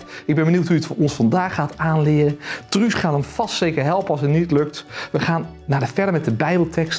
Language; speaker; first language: Dutch; native; Dutch